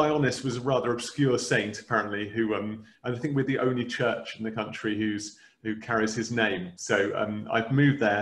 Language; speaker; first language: English; native; English